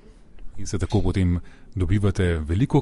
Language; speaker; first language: Slovenian; native; Slovenian